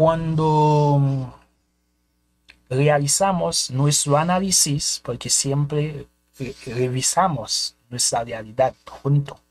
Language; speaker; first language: Spanish; non-native, fluent; Haitian Creole